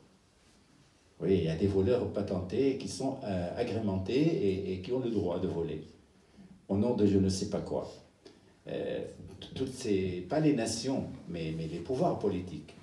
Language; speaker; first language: French; non-native, fluent; Arabic